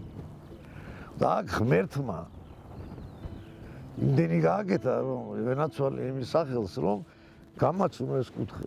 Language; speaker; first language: Georgian; native; Georgian